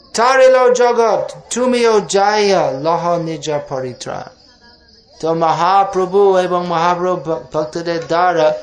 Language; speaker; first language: Bangla; non-native, fluent; English